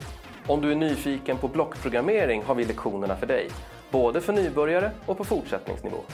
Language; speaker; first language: Swedish; native; Swedish